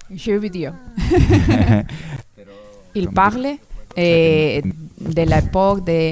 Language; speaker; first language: French; non-native, learner; Spanish